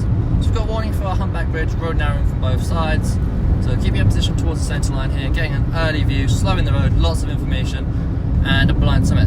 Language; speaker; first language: English; native; English